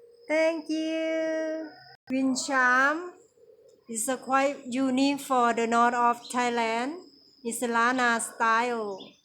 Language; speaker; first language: English; non-native, learner; Thai